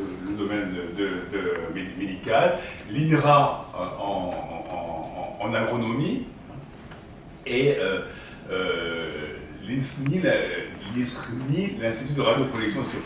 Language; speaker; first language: French; native; French